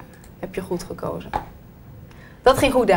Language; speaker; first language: Dutch; native; Dutch